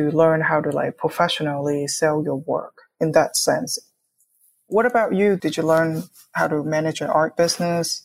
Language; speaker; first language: English; non-native, local second language; Cantonese